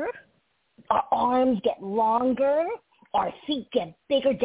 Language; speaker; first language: English; early bilingual, other home language; Chinese